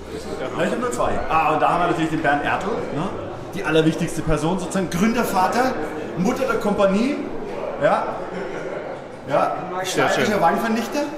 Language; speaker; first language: German; native; German